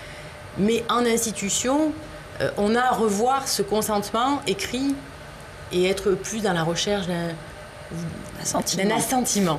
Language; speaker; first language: French; native; French